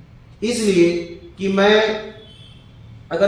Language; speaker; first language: Hindi; native; Hindi